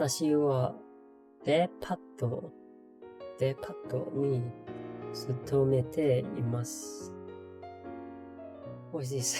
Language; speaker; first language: Japanese; non-native, learner; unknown